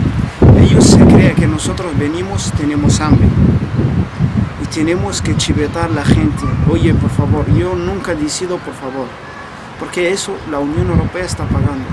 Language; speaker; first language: Spanish; non-native, learner; Arabic